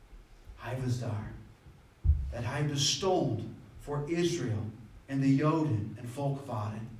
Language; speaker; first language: Dutch; non-native, fluent; English